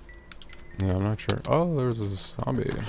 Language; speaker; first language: English; native; English